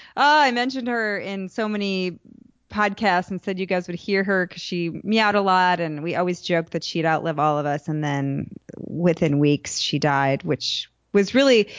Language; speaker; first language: English; native; English